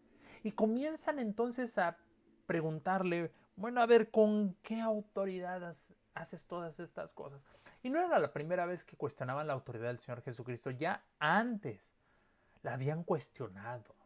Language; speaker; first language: Spanish; native; Spanish